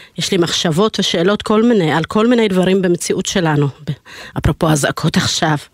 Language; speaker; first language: Hebrew; early bilingual, other home language; Amharic